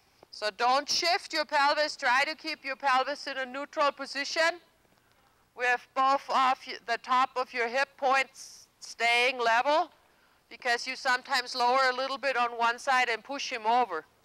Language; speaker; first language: English; non-native, fluent; German